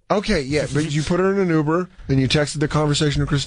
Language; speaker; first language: English; native; English